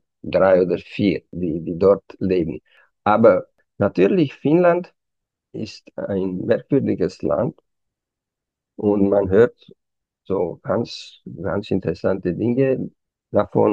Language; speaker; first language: German; non-native, fluent; Romanian